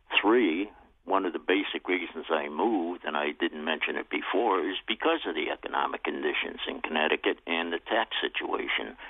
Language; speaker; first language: English; native; English